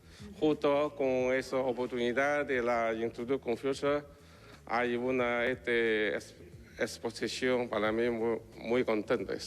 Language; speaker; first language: Spanish; non-native, learner; Chinese